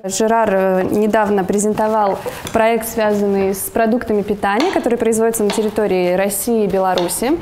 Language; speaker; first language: Russian; native; Russian